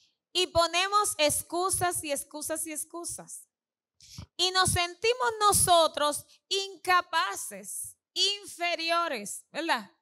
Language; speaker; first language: Spanish; native; Spanish